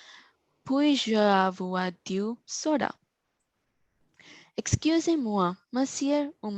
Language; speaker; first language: French; non-native, learner; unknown